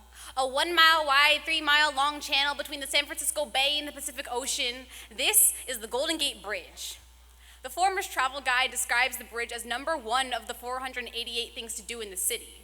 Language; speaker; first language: English; native; English